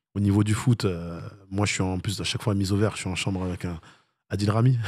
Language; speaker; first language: French; native; French